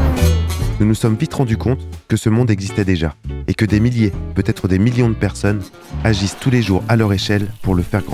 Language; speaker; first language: French; native; French